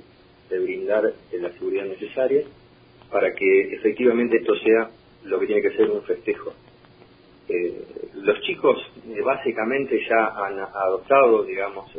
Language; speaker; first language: Spanish; native; Spanish